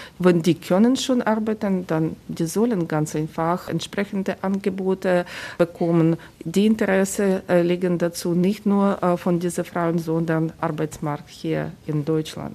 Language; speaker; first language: German; non-native, fluent; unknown